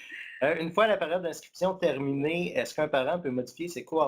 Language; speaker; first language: French; native; French